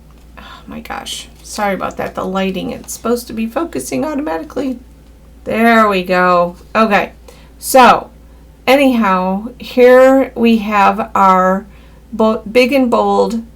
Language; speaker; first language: English; native; English